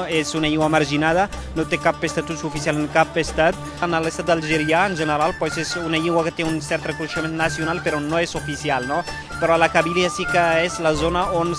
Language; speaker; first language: Catalan; non-native, fluent; Berber languages